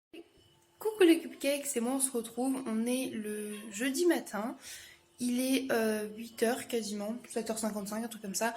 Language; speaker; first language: French; native; French